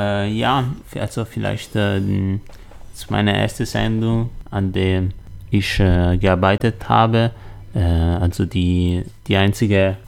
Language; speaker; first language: German; non-native, learner; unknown